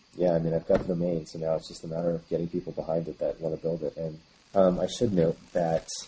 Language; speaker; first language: English; native; English